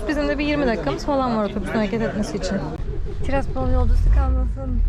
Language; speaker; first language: Turkish; native; Turkish